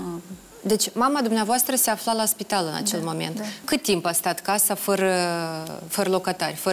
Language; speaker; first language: Romanian; native; Romanian